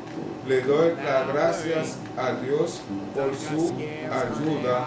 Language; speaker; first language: Spanish; non-native, local second language; Haitian Creole